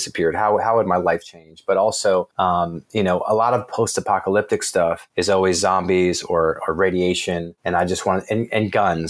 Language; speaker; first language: English; native; English